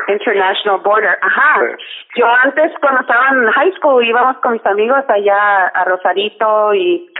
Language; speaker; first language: Spanish; early bilingual, heritage; Spanish